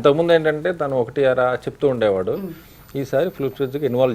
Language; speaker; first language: Telugu; native; Telugu